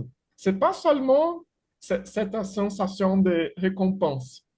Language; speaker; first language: French; non-native, fluent; Portuguese